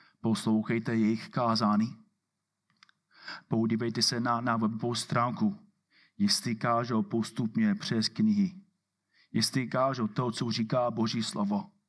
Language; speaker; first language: Czech; non-native, fluent; English